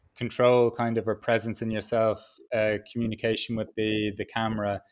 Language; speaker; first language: English; native; English